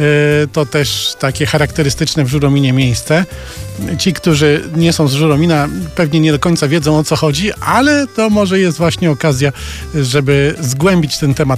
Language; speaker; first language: Polish; native; Polish